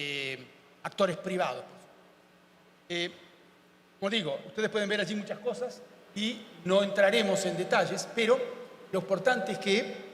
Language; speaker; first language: Spanish; native; Spanish